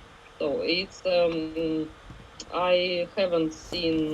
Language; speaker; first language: English; non-native, fluent; Ukrainian